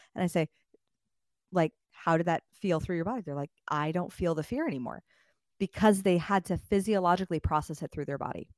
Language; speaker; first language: English; native; English